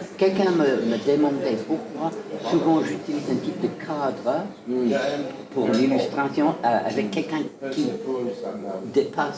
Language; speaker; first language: French; non-native, fluent; English